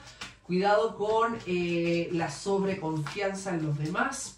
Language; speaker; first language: Spanish; native; Spanish